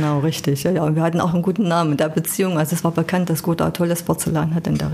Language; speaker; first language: German; native; German